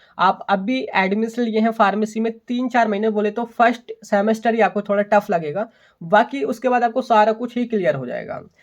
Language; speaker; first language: Hindi; native; Hindi